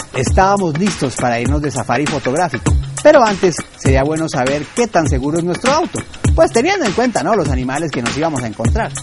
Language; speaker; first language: Spanish; native; Spanish